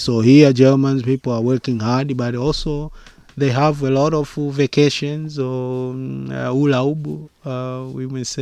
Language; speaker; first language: English; non-native, local second language; Swahili